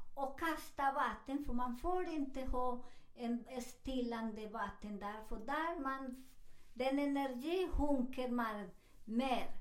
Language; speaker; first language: Swedish; non-native, fluent; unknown